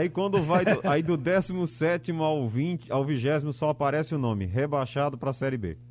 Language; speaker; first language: Portuguese; native; Portuguese